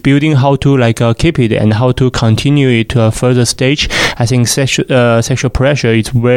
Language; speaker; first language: English; non-native, fluent; Chinese